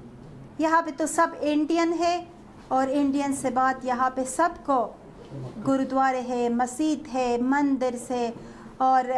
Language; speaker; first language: Hindi; non-native, fluent; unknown